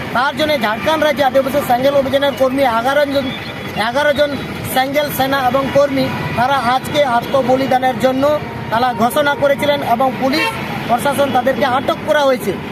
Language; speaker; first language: Bangla; non-native, local second language; Santali